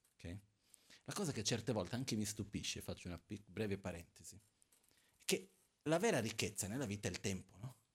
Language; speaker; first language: Italian; non-native, fluent; Portuguese